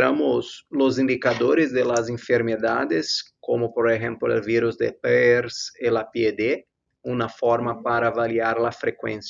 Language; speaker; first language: Spanish; non-native, fluent; Portuguese